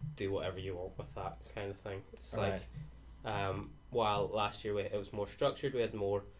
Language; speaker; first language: English; native; English